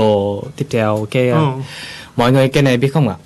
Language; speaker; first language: Vietnamese; early bilingual, heritage; Vietnamese